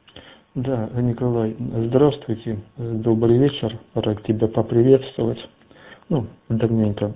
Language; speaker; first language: Russian; native; Russian